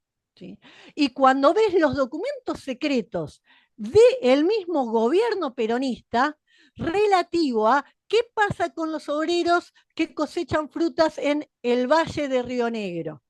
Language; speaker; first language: Spanish; native; Spanish